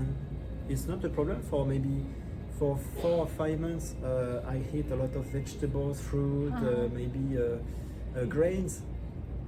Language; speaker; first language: English; non-native, learner; French